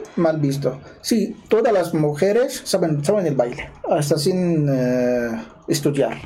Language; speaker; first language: Spanish; non-native, fluent; Arabic